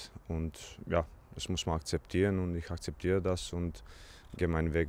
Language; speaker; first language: German; non-native, fluent; Croatian